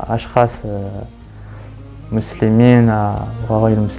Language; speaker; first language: Arabic; non-native, learner; French